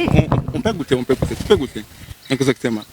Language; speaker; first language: French; non-native, local second language; Rundi